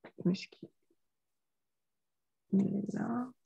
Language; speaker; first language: French; native; French